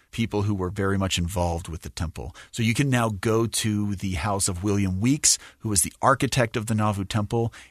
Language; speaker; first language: English; native; English